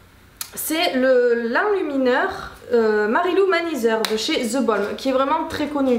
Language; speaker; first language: French; native; French